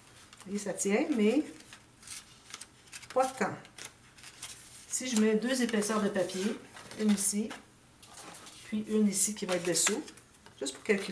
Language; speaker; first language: French; native; French